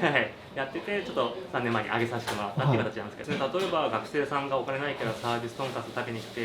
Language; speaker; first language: Japanese; native; Japanese